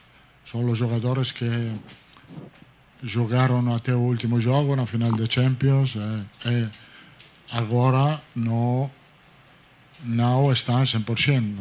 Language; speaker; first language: Portuguese; non-native, fluent; Italian